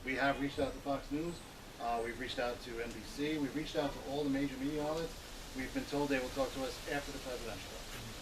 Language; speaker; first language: English; native; English